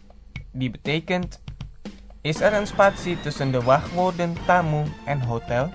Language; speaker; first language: Dutch; non-native, learner; Indonesian